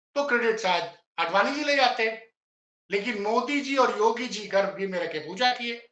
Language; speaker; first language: Hindi; native; Hindi